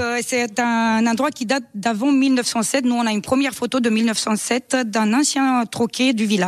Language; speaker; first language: French; non-native, fluent; Romanian